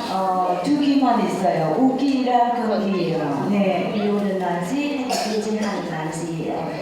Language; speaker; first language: Korean; non-native, learner; Vietnamese